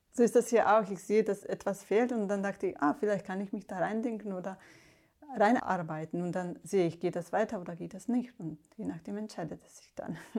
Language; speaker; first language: German; non-native, fluent; Slovak